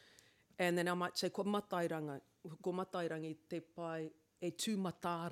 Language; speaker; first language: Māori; non-native, local second language; English